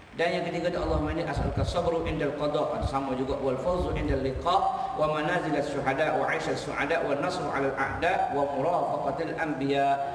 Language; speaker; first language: Malay; native; Malay